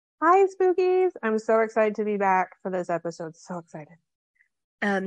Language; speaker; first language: English; native; English